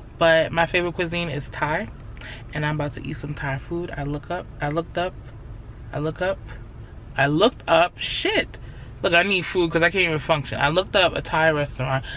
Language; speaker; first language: English; native; English